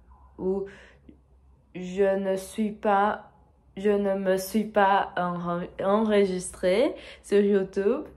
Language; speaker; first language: French; non-native, fluent; Portuguese